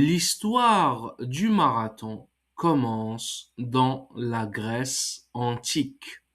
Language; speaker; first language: French; non-native, fluent; English